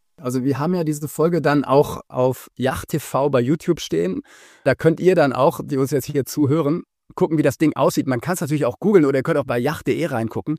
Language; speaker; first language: German; native; German